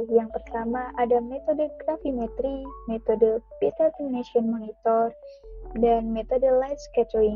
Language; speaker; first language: Indonesian; native; Indonesian